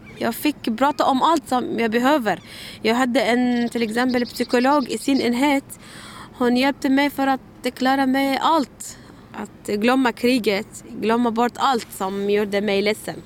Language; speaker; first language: Swedish; non-native, learner; Arabic